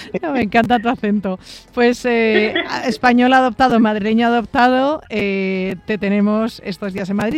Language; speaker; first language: Spanish; native; Spanish